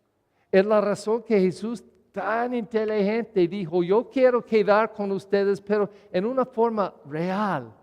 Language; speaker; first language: Spanish; non-native, learner; English